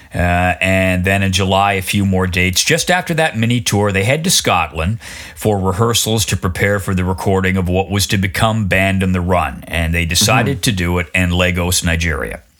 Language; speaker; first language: English; native; English